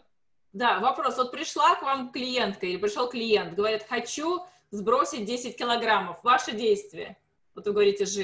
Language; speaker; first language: Russian; native; Russian